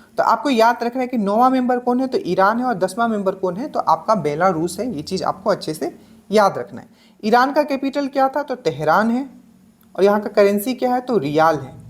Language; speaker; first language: Hindi; native; Hindi